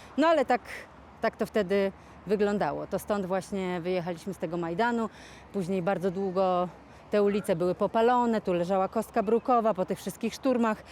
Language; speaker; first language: Polish; native; Polish